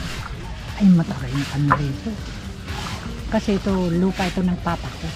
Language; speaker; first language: Filipino; native; Filipino